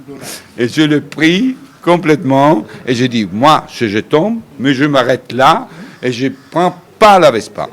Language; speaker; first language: French; non-native, fluent; Italian